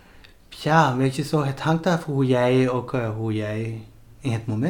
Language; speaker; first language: Dutch; non-native, fluent; Spanish